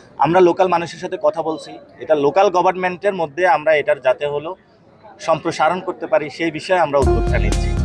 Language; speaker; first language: Bangla; native; Bangla